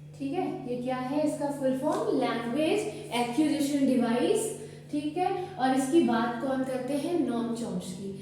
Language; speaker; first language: Hindi; native; Hindi